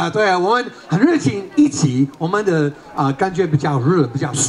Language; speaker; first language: Chinese; non-native, fluent; English